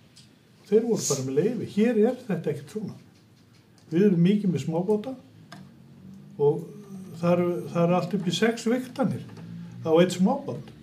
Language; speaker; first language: Icelandic; native; Icelandic